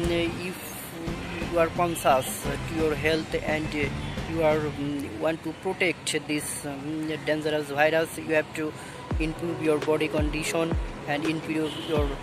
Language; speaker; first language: English; non-native, learner; Bangla